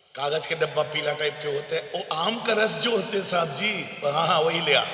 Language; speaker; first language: Hindi; non-native, local second language; Bangla